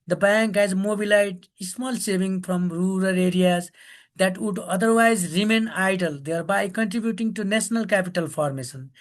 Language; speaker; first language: English; non-native, local second language; Nepali